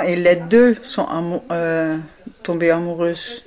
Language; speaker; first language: French; non-native, fluent; Dutch